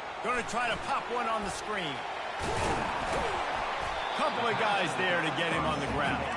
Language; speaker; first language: English; native; English